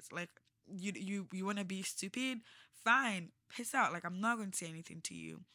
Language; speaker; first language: English; non-native, local second language; Yoruba